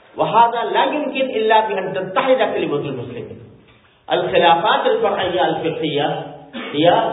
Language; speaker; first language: Arabic; non-native, fluent; Urdu